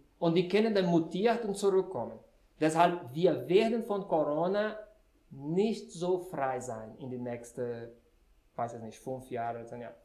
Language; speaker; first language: German; non-native, fluent; Portuguese